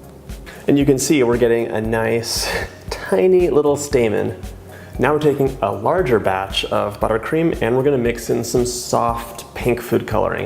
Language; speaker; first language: English; native; English